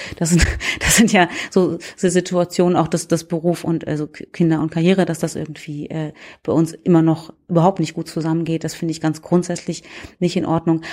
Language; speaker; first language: German; native; German